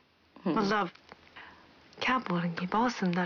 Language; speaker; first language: Hindi; non-native, fluent; Japanese